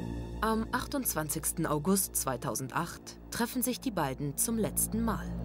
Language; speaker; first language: German; native; German